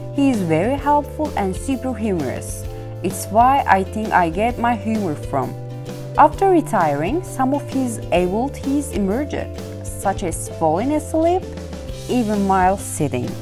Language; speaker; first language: English; non-native, fluent; Turkish